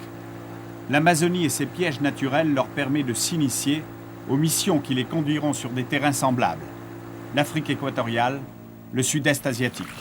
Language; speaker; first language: French; native; French